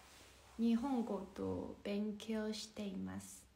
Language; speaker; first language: Japanese; non-native, learner; Chinese